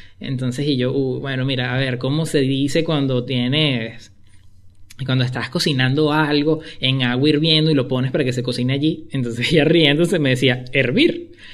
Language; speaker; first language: Spanish; native; Spanish